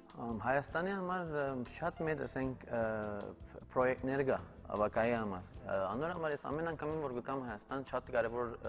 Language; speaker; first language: Armenian; early bilingual, heritage; Armenian